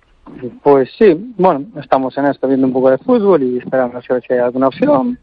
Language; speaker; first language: Spanish; native; Spanish